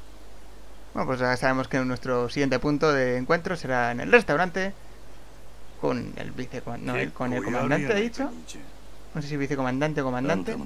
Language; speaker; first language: Spanish; native; Spanish